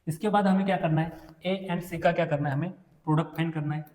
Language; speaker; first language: Hindi; non-native, local second language; Marathi